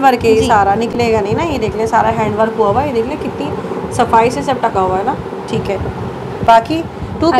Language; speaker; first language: Urdu; native; Urdu